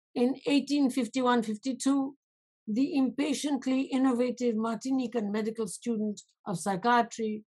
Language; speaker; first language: English; non-native, local second language; Bangla